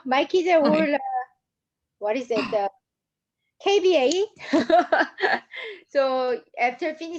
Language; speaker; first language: English; non-native, learner; Korean